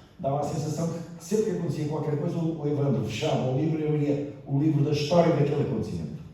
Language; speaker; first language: Portuguese; native; Portuguese